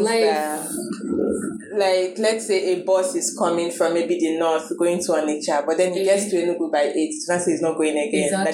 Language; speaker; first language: English; non-native, local second language; Igbo